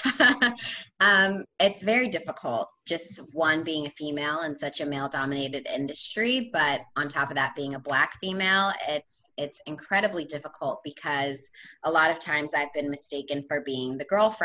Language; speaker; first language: English; native; English